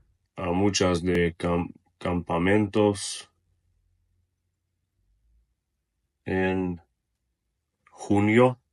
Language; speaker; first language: Spanish; non-native, learner; Russian